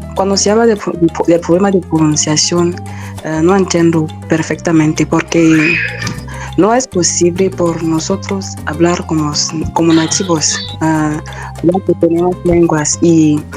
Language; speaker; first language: Spanish; non-native, fluent; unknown